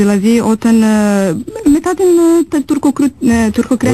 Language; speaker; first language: Greek; non-native, fluent; Serbian